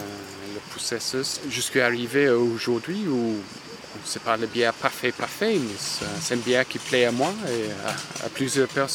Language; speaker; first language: French; non-native, fluent; English